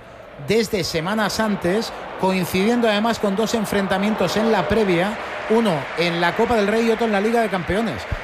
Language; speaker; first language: Spanish; native; Spanish